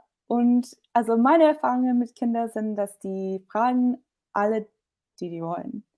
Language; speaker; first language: German; non-native, fluent; English